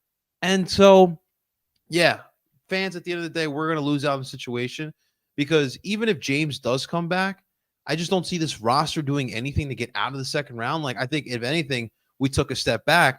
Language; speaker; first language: English; native; English